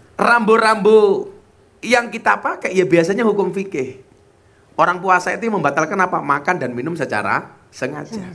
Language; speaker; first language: Indonesian; non-native, local second language; Javanese